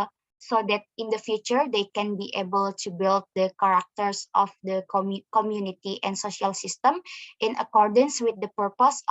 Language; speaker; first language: English; non-native, learner; Indonesian